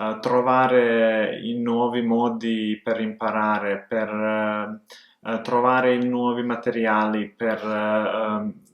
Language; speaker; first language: Italian; non-native, fluent; Serbian